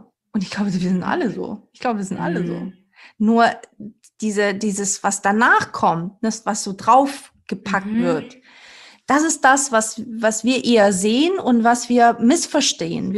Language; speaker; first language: German; early bilingual, other home language; Portuguese